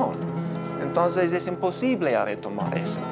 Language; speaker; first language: Spanish; non-native, learner; English